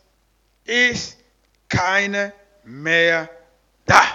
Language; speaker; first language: German; non-native, learner; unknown